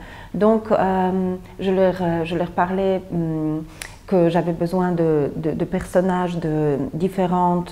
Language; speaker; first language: French; non-native, fluent; Polish